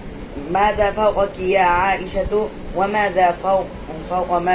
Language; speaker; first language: Arabic; non-native, learner; Bangla